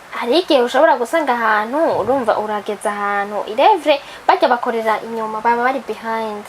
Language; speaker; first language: Rundi; native; Rundi